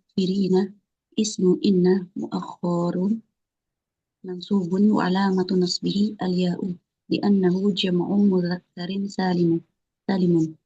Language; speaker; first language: Arabic; non-native, learner; Indonesian